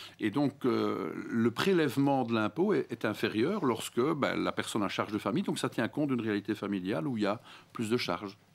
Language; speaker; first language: French; native; French